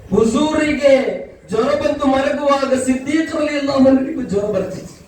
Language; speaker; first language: Kannada; non-native, local second language; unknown